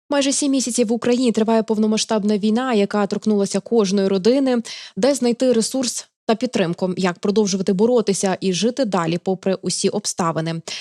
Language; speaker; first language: Ukrainian; native; Ukrainian